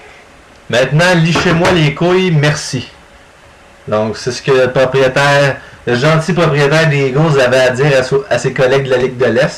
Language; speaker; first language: French; native; French